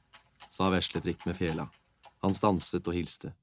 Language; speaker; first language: Norwegian; native; Norwegian